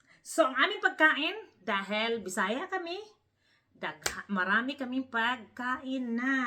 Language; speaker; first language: Filipino; non-native, local second language; Cebuano